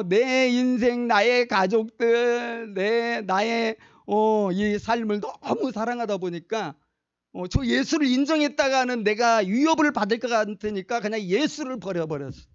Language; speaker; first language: Korean; native; Korean